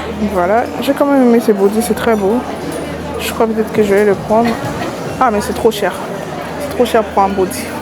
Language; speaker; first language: French; non-native, local second language; Lingala